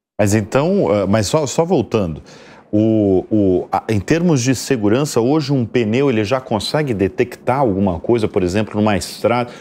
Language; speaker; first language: Portuguese; native; Portuguese